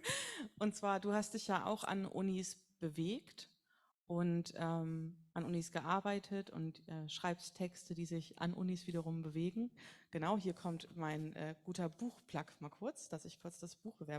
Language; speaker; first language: German; native; German